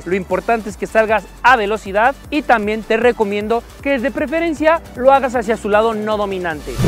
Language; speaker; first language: Spanish; native; Spanish